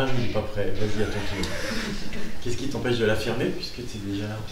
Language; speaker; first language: French; native; French